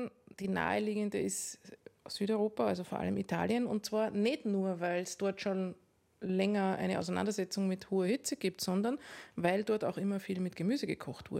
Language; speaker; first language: German; native; German